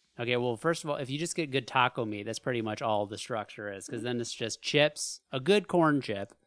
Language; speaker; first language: English; native; English